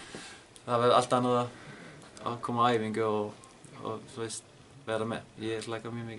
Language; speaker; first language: Icelandic; non-native, learner; Danish